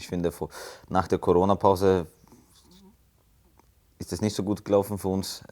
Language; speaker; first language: German; non-native, fluent; Swedish